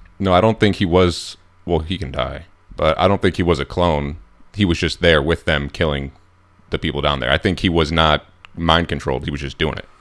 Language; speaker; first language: English; native; English